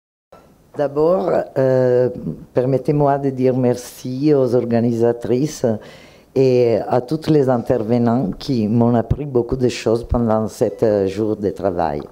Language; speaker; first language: French; non-native, fluent; Italian